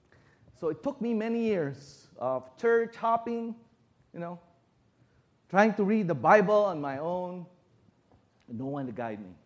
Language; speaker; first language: English; non-native, local second language; Filipino